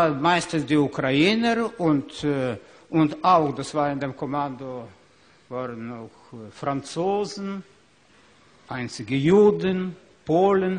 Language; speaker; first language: German; non-native, learner; Ukrainian